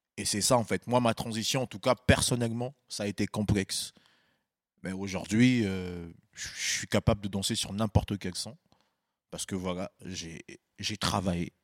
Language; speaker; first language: French; early bilingual, other home language; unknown